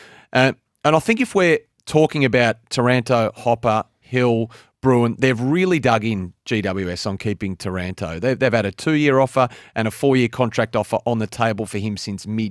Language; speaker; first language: English; native; English